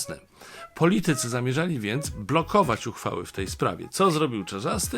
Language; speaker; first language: Polish; native; Polish